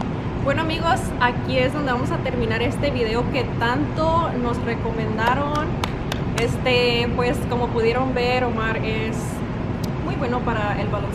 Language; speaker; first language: Spanish; native; Spanish